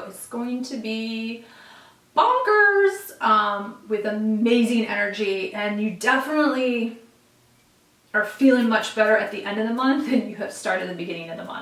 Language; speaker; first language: English; native; English